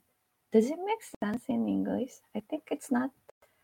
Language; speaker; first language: English; non-native, fluent; Korean